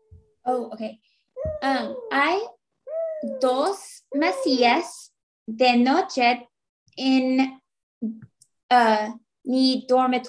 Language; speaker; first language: Spanish; non-native, learner; English